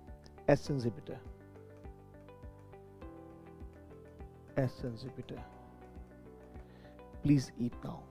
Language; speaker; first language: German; non-native, fluent; Hindi